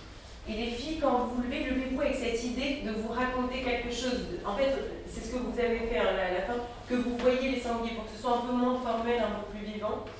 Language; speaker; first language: French; native; French